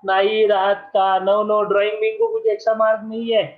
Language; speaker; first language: Hindi; non-native, local second language; Marathi